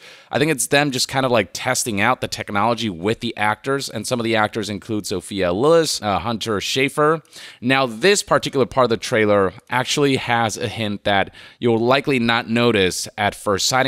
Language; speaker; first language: English; native; English